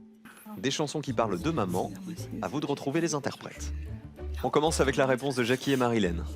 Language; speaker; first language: French; native; French